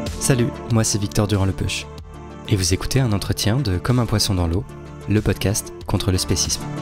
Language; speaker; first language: French; native; French